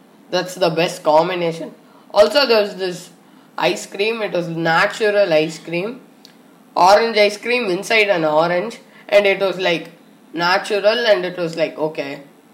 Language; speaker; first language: English; non-native, local second language; Tamil